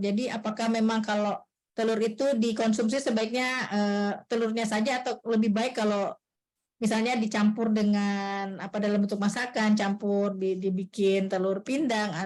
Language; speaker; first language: Malay; native; Malay